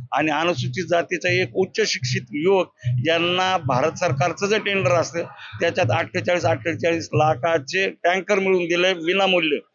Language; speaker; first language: Marathi; native; Marathi